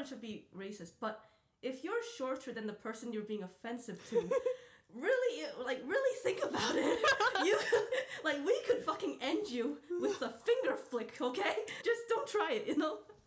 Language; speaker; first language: English; native; English